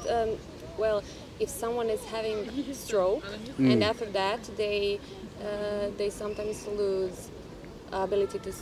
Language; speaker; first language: English; non-native, fluent; Croatian